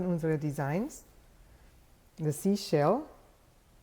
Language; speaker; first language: German; non-native, fluent; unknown